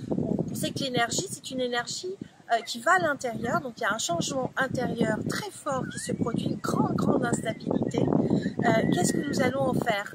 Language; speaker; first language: French; native; French